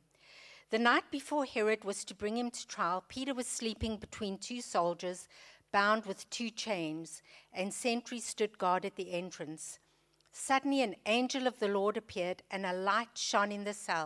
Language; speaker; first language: English; native; English